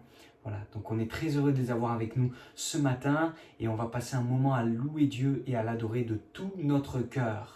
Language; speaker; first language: French; native; French